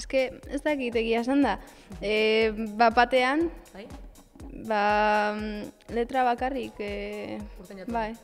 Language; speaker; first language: Basque; non-native, local second language; Spanish